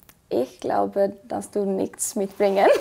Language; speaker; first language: German; non-native, fluent; Icelandic